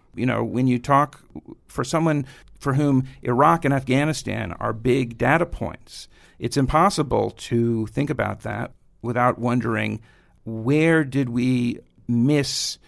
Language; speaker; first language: English; native; English